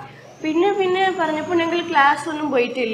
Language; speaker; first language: Malayalam; non-native, learner; Tamil